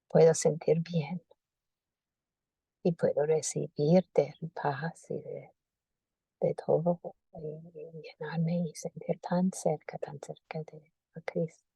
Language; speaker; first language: Spanish; non-native, fluent; English